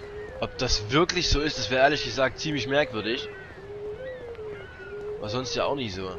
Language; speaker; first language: German; native; German